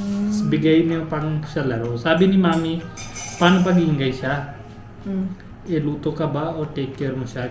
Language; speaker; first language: Filipino; non-native, learner; Hindi